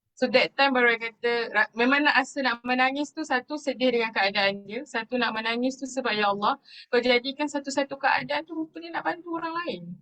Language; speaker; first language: Malay; non-native, local second language; Tamil